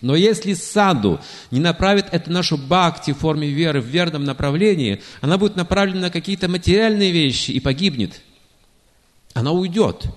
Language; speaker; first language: Russian; native; Russian